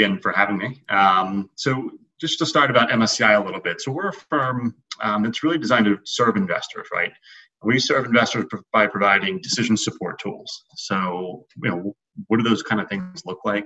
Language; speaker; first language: English; native; English